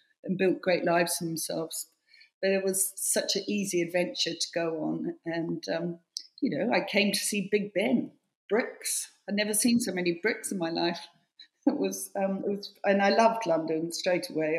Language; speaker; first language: English; native; English